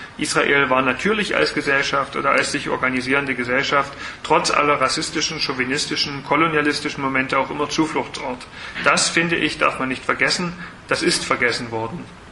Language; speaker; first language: German; native; German